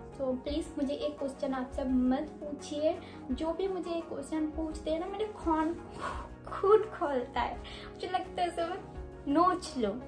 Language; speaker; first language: Hindi; non-native, local second language; Bangla